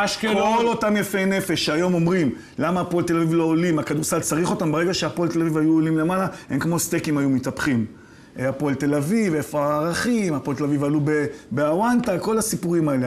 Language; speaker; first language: Hebrew; native; Hebrew